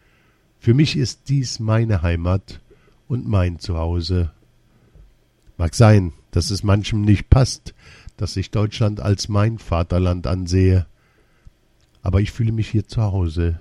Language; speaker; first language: German; early bilingual, other home language; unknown